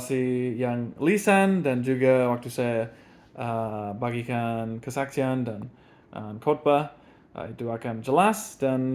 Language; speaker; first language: Indonesian; non-native, fluent; English